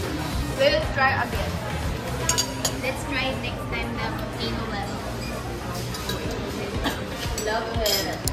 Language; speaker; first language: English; non-native, local second language; Filipino